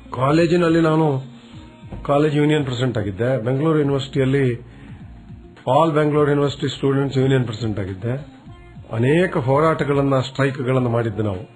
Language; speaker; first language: Kannada; native; Kannada